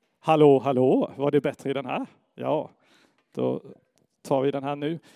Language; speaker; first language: Swedish; non-native, fluent; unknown